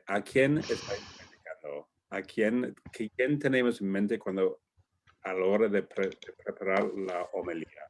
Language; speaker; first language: Spanish; non-native, fluent; English